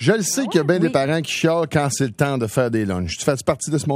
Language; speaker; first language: French; native; French